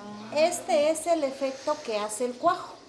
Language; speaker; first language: Spanish; native; Spanish